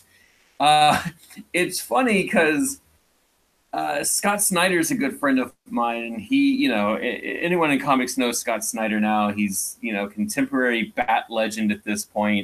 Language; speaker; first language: English; native; English